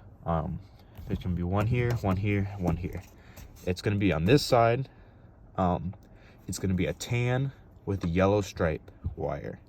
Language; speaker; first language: English; native; English